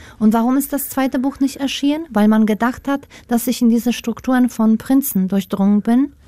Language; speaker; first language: German; non-native, fluent; Polish